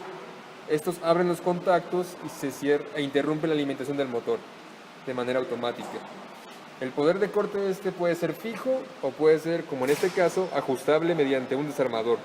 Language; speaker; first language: Spanish; native; Spanish